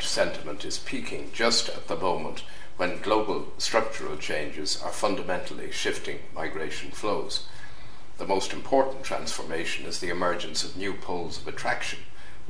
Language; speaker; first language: English; native; English